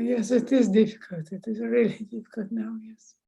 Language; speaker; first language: English; non-native, fluent; Russian